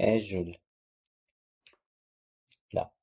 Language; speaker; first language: French; non-native, learner; Russian